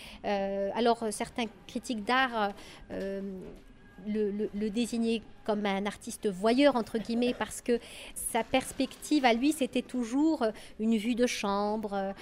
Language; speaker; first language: French; native; French